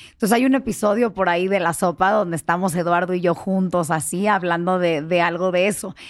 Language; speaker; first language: Spanish; early bilingual, heritage; Spanish